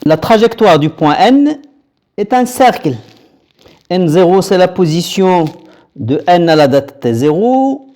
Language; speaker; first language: French; non-native, local second language; Arabic